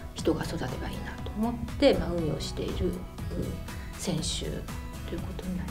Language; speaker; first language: Japanese; non-native, fluent; Chinese